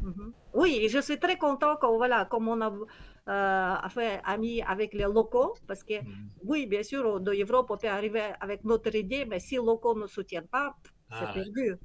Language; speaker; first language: French; non-native, learner; Kyrgyz